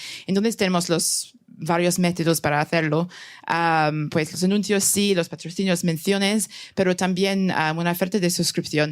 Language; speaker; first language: Spanish; non-native, fluent; English